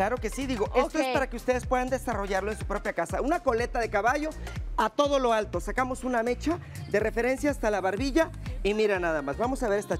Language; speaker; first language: Spanish; native; Spanish